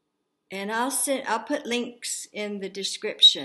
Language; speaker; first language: English; native; English